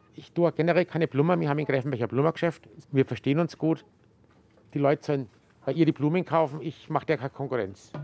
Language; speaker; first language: German; native; German